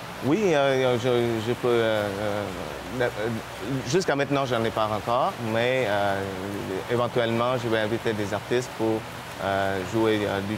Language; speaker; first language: French; non-native, fluent; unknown